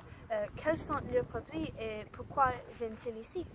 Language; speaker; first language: French; non-native, learner; English